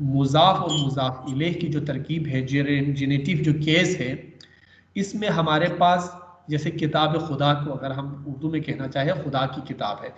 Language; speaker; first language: Urdu; native; Urdu